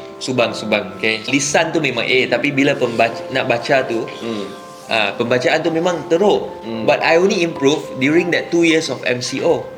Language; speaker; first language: Malay; non-native, local second language; Chinese